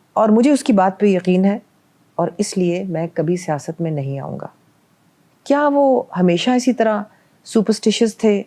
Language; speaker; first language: Urdu; non-native, local second language; Punjabi